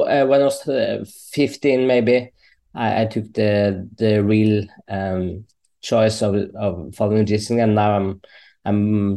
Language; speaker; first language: English; non-native, fluent; Norwegian